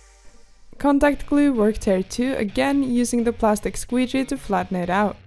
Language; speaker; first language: English; non-native, fluent; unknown